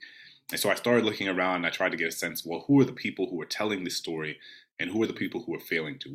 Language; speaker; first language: English; native; English